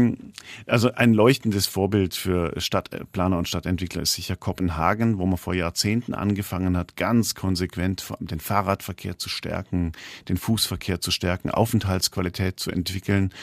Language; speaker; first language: German; native; German